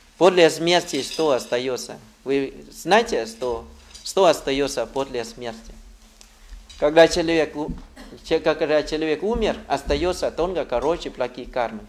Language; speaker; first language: Russian; non-native, learner; Thai